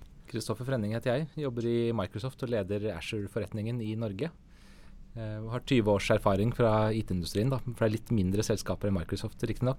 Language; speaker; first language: Norwegian; native; Norwegian